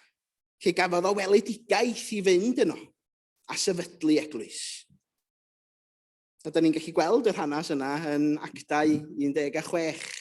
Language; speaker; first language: Welsh; native; Welsh